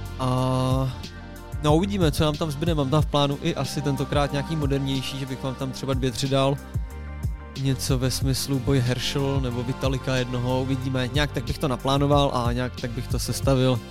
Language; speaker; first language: Czech; native; Czech